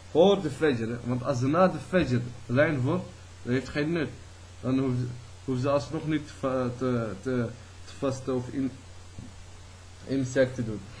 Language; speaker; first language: Dutch; early bilingual, other home language; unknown